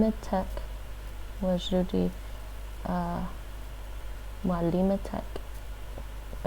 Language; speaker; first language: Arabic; non-native, learner; English